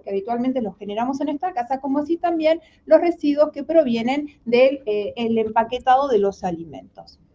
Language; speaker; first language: Spanish; native; Spanish